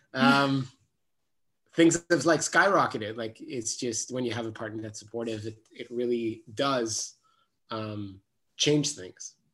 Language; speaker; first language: English; non-native, fluent; French